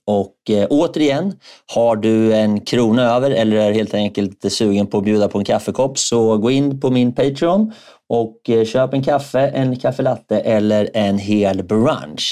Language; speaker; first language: Swedish; native; Swedish